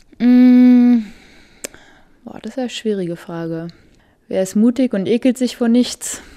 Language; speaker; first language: German; native; German